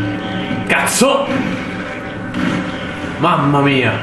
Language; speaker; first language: Italian; native; Italian